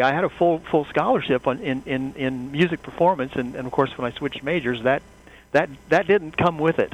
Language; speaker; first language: English; native; English